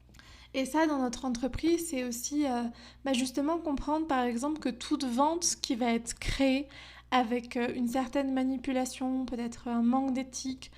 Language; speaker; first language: French; native; French